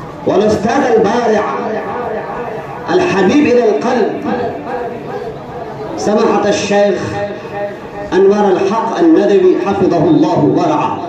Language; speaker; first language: Arabic; non-native, fluent; Urdu